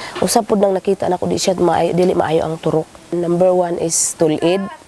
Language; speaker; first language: Cebuano; non-native, local second language; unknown